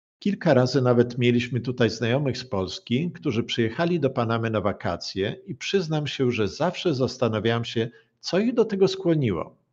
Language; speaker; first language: Polish; native; Polish